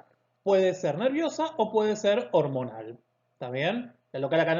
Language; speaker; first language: Spanish; native; Spanish